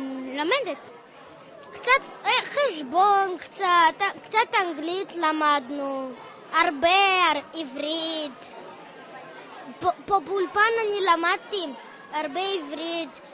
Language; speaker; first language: Hebrew; early bilingual, other home language; French